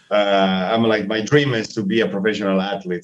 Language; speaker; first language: English; non-native, fluent; Spanish